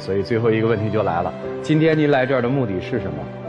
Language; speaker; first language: Chinese; native; Chinese